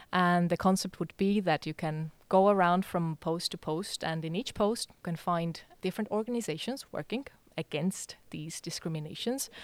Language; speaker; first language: English; non-native, fluent; Estonian